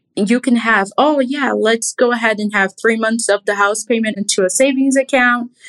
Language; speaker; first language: English; non-native, fluent; Portuguese